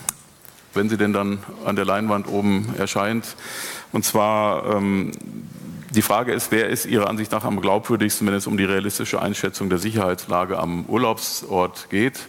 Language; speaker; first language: German; native; German